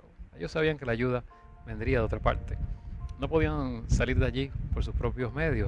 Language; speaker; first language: Spanish; native; Spanish